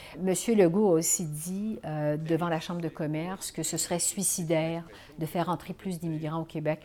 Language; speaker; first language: French; native; French